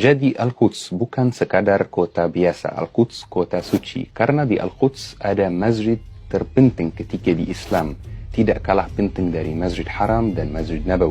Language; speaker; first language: Indonesian; non-native, fluent; Arabic